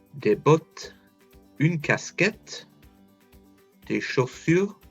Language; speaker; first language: French; non-native, fluent; English